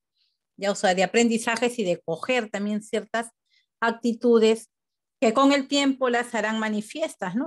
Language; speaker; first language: Spanish; native; Spanish